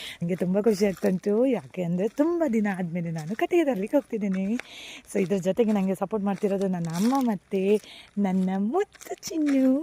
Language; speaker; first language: Kannada; non-native, local second language; Tulu